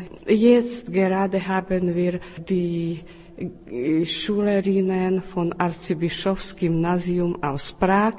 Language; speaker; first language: German; non-native, fluent; Czech